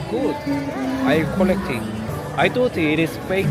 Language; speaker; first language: English; non-native, learner; Korean